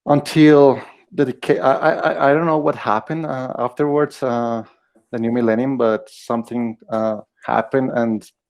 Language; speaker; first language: English; non-native, fluent; Spanish